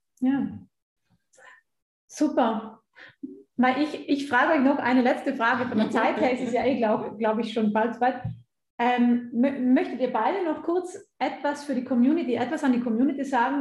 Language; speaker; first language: German; native; German